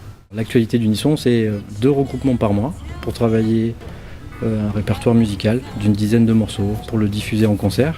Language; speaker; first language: French; native; French